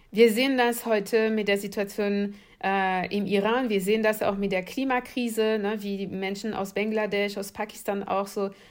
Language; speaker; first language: German; non-native, fluent; French